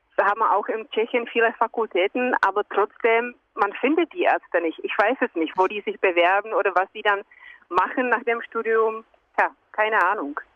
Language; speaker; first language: German; non-native, fluent; Czech